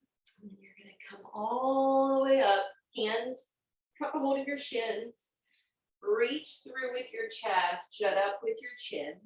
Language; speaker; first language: English; native; English